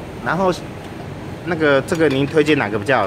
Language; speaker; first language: Chinese; native; Chinese